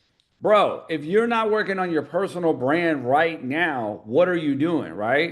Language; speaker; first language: English; native; English